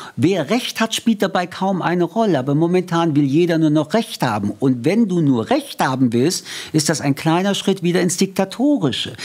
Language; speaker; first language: German; early bilingual, other home language; French